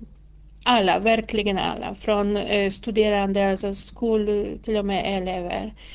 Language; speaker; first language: Swedish; non-native, fluent; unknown